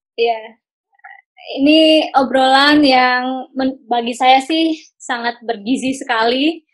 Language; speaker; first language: Indonesian; native; Indonesian